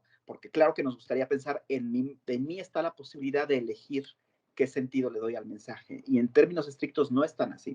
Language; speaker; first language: Spanish; native; Spanish